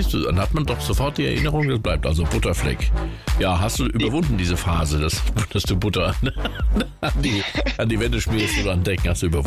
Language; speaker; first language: German; native; German